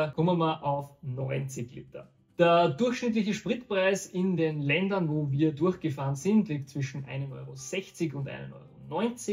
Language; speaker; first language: German; native; German